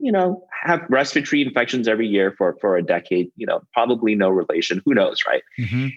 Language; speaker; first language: English; non-native, local second language; Cantonese